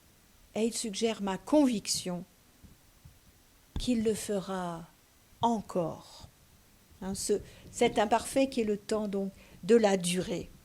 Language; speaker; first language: French; native; French